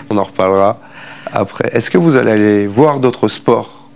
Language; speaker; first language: French; native; French